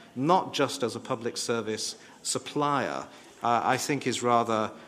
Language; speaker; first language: English; native; English